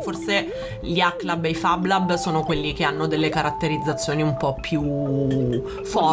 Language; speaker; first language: Italian; native; Italian